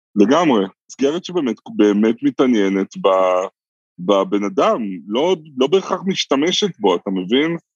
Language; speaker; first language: Hebrew; native; Hebrew